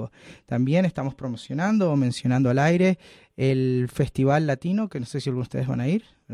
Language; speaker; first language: Spanish; native; Spanish